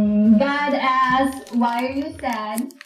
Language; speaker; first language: English; non-native, local second language; Filipino